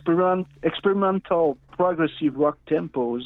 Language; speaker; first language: English; non-native, learner; Innu-aimun